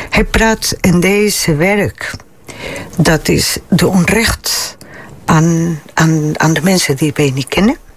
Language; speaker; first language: Dutch; non-native, fluent; Spanish